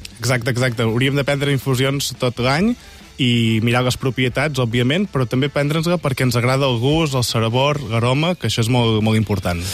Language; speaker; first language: Catalan; native; Catalan